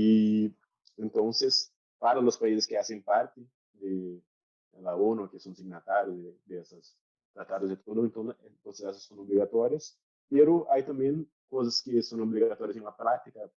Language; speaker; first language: Spanish; non-native, learner; Portuguese